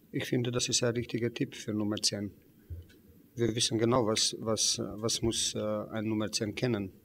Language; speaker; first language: German; non-native, fluent; Slovenian